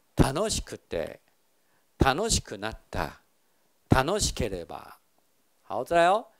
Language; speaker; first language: Japanese; non-native, fluent; Chinese